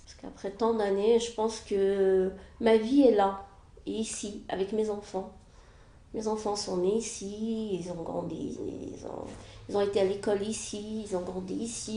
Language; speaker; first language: French; non-native, fluent; Arabic